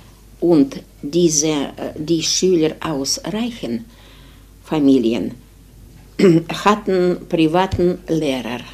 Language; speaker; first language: German; non-native, fluent; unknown